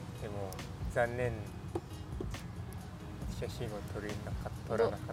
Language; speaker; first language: Japanese; non-native, learner; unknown